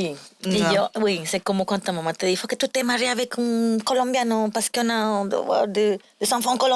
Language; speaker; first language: French; non-native, learner; Spanish